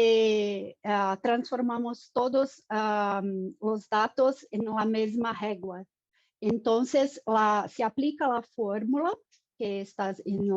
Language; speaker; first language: Spanish; non-native, fluent; Portuguese